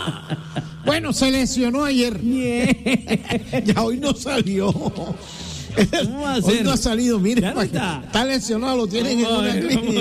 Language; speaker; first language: Spanish; native; Spanish